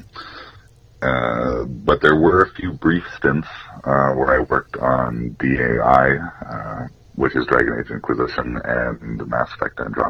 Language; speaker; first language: English; native; English